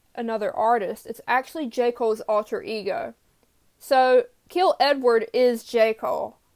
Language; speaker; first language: English; native; English